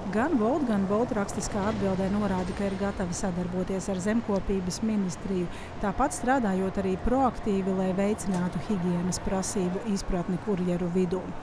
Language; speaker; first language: Latvian; native; Latvian